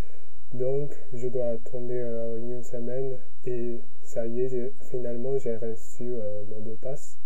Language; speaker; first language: French; non-native, learner; Japanese